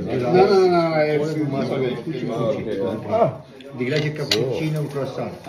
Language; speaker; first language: German; non-native, learner; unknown